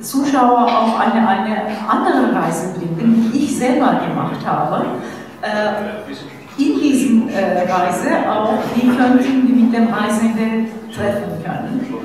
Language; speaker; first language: German; non-native, fluent; Turkish